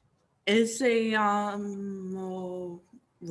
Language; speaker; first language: Spanish; non-native, learner; English